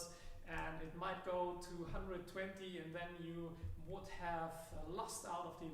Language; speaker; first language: English; non-native, fluent; German